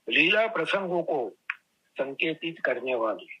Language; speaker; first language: Hindi; non-native, local second language; Gujarati